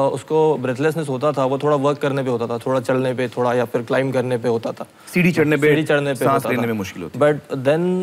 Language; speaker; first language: Hindi; non-native, local second language; Marathi